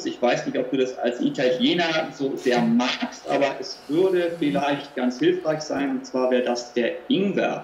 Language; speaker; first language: German; native; German